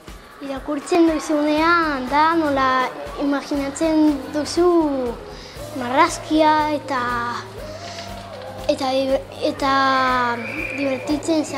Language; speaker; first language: Basque; non-native, local second language; Spanish